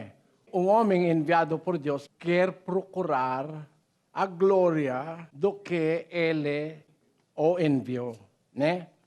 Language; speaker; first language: Portuguese; non-native, learner; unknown